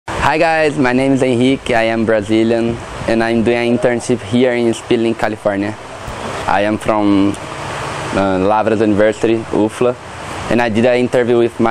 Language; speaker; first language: English; non-native, learner; Portuguese